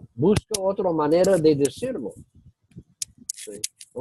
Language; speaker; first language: Spanish; non-native, fluent; English